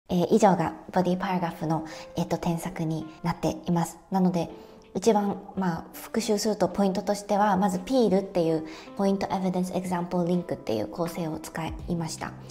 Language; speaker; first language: Japanese; native; Japanese